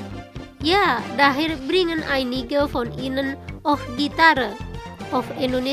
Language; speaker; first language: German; non-native, learner; Indonesian